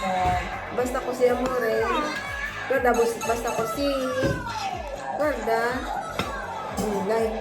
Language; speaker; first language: Italian; non-native, learner; Filipino